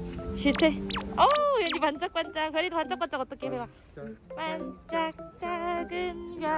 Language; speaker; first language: Korean; native; Korean